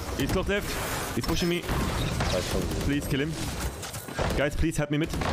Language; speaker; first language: English; non-native, fluent; German